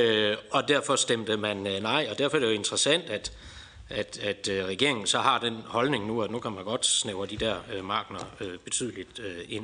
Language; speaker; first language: Danish; native; Danish